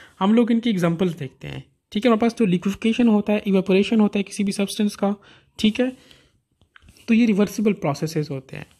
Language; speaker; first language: Urdu; non-native, local second language; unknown